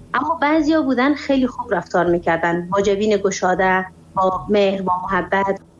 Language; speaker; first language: Persian; native; Persian